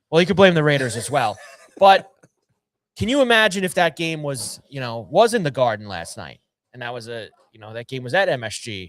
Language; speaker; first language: English; native; English